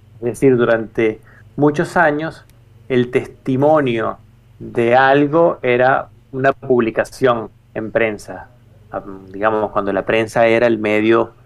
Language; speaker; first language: Spanish; native; Spanish